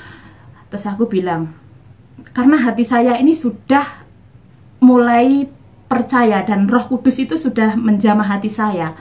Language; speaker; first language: Indonesian; non-native, local second language; Javanese